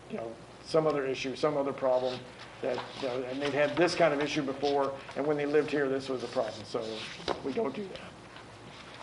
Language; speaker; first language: English; native; English